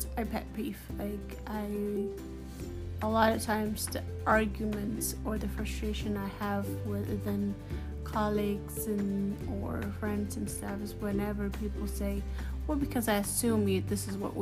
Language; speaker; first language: English; non-native, fluent; Amharic